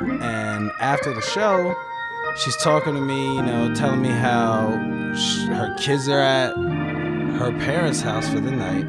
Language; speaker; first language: English; native; English